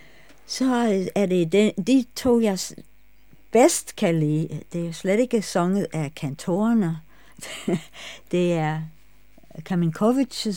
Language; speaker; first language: Danish; non-native, fluent; English